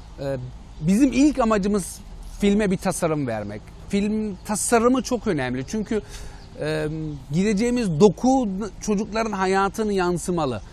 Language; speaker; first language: Turkish; early bilingual, heritage; Turkish